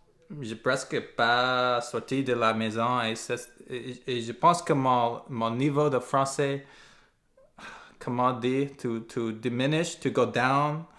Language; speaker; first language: French; non-native, learner; English